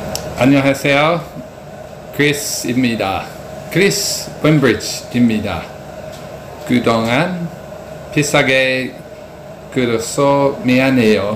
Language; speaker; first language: Korean; non-native, learner; English